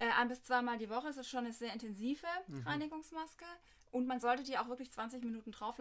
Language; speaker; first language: German; native; German